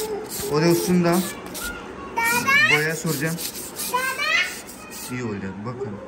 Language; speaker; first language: Turkish; non-native, learner; Urdu